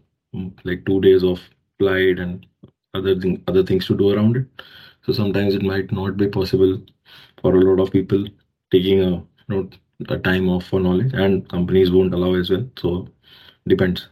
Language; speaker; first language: English; non-native, local second language; Hindi